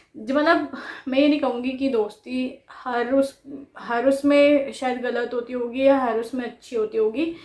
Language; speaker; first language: Hindi; non-native, local second language; Bangla